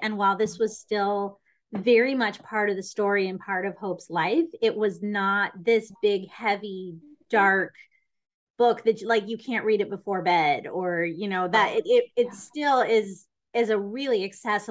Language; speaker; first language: English; native; English